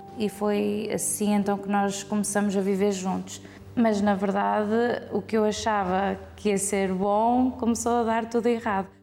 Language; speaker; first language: Portuguese; early bilingual, heritage; Portuguese